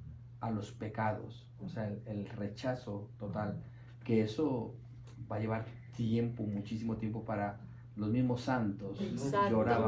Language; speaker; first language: Spanish; native; Spanish